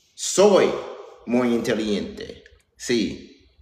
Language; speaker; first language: Spanish; non-native, learner; English